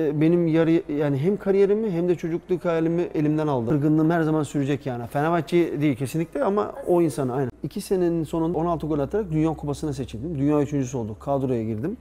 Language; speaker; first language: Turkish; early bilingual, heritage; Turkish